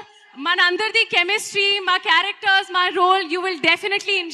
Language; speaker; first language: Telugu; non-native, learner; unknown